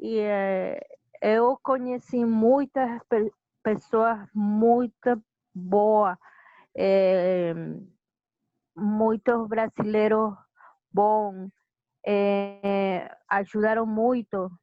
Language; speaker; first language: Portuguese; non-native, learner; Spanish